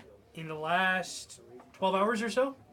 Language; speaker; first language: English; native; English